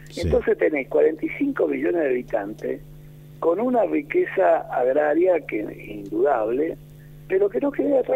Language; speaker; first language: Spanish; native; Spanish